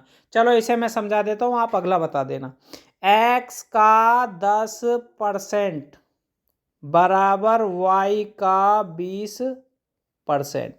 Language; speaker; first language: Hindi; native; Hindi